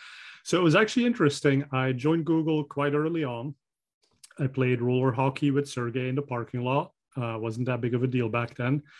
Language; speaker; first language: English; non-native, fluent; Dutch